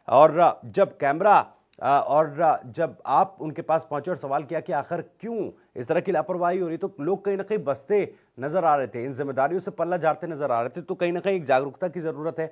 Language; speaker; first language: Hindi; native; Hindi